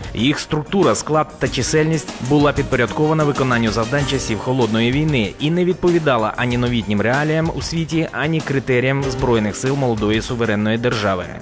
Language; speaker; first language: Ukrainian; native; Ukrainian